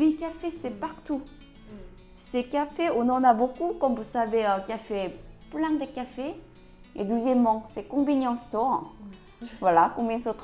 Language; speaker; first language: French; non-native, learner; Korean